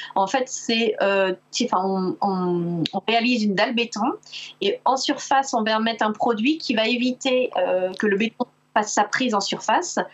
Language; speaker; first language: French; native; French